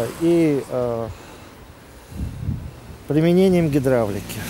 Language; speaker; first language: Russian; native; Russian